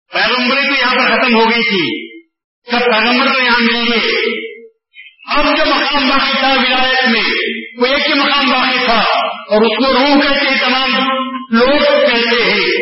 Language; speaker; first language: Urdu; native; Urdu